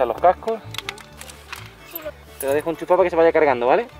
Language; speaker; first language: Spanish; native; Spanish